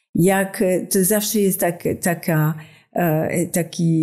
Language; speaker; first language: Polish; non-native, fluent; French